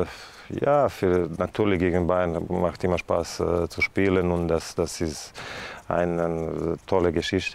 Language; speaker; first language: German; non-native, fluent; Serbian